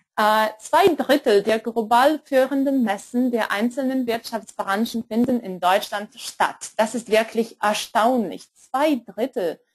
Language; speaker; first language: German; non-native, fluent; Polish